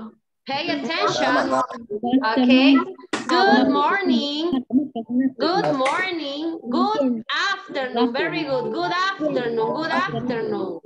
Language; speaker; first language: English; non-native, learner; Spanish